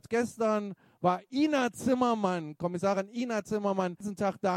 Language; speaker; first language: German; native; German